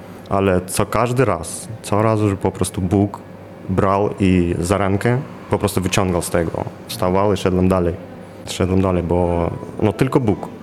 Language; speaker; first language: Polish; non-native, fluent; Ukrainian